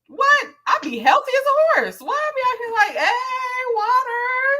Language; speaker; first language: English; native; English